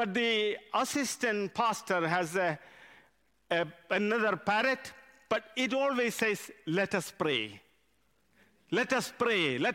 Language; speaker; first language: English; non-native, local second language; Malayalam